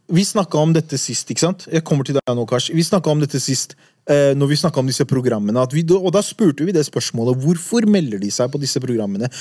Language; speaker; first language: Norwegian; early bilingual, other home language; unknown